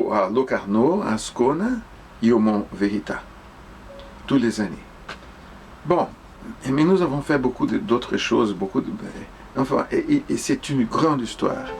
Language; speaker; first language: French; non-native, fluent; Portuguese